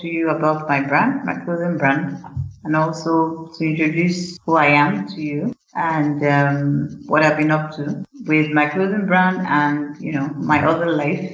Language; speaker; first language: English; non-native, local second language; Yoruba